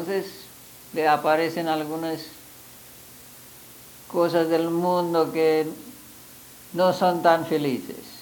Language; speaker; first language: Spanish; non-native, fluent; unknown